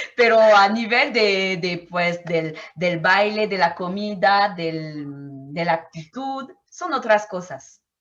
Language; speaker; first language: Spanish; non-native, fluent; French